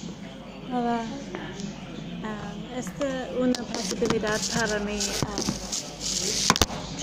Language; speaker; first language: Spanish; non-native, learner; English